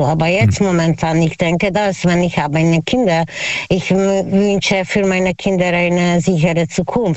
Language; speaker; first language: German; non-native, learner; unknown